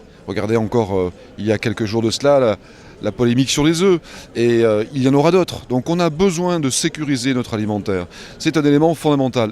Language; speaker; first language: French; native; French